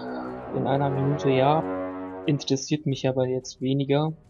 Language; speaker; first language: German; native; German